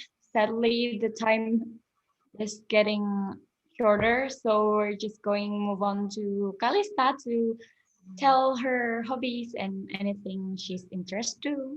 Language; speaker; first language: English; non-native, fluent; Indonesian